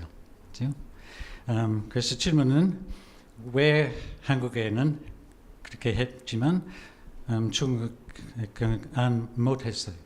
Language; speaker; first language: Korean; non-native, fluent; English